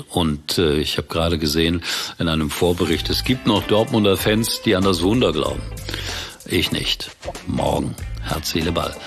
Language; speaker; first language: German; native; German